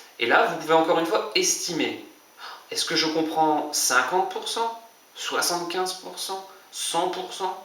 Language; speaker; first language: French; native; French